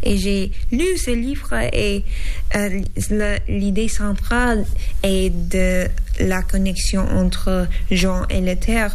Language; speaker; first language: French; non-native, learner; English